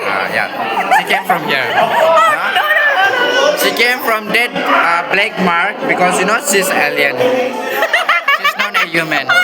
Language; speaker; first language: English; non-native, local second language; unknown